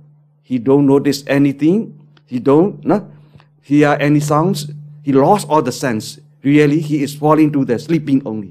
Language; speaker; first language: English; non-native, learner; Burmese